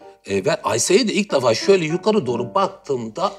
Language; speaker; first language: Turkish; native; Turkish